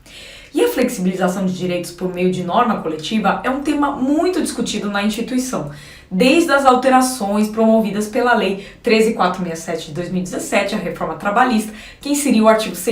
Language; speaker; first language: Portuguese; native; Portuguese